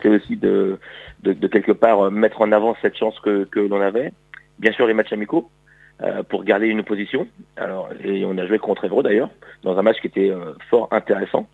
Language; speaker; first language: French; native; French